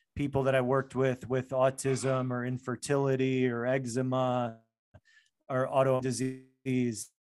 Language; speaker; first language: English; native; English